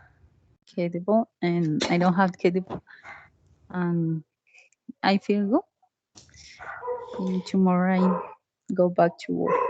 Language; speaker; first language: English; non-native, learner; Spanish